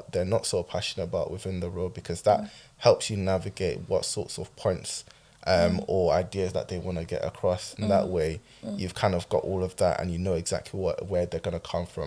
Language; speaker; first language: English; native; English